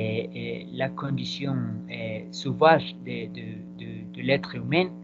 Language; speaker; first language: French; non-native, learner; Spanish